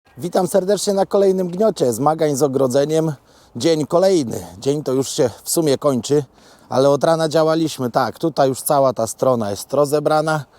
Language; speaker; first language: Polish; native; Polish